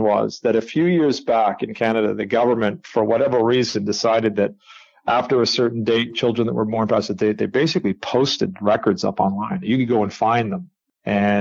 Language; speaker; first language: English; native; English